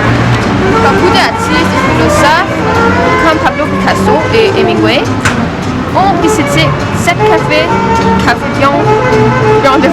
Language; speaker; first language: French; non-native, learner; Norwegian